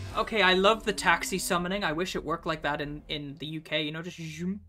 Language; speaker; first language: English; native; English